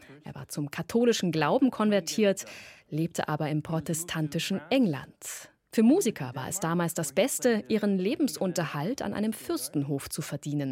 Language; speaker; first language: German; native; German